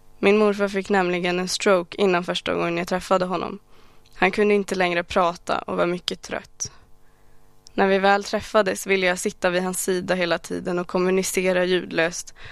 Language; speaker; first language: Swedish; early bilingual, other home language; Arabic